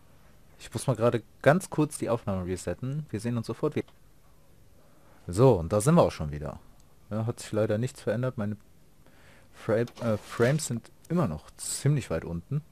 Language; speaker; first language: German; native; German